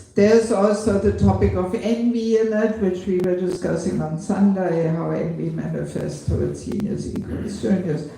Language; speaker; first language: English; non-native, fluent; German